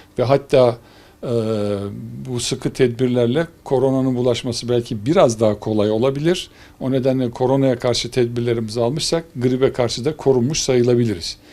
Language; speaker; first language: Turkish; native; Turkish